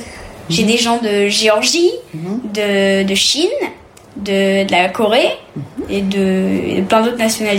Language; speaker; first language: French; early bilingual, heritage; French